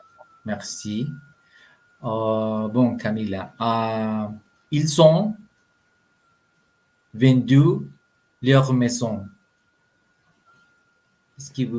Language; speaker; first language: French; non-native, learner; Spanish